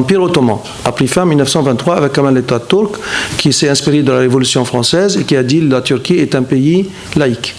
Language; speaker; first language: French; non-native, fluent; Arabic